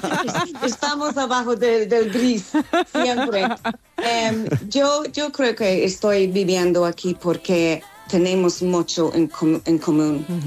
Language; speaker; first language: Spanish; non-native, fluent; English